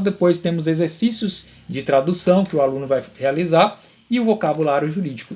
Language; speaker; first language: Portuguese; native; Portuguese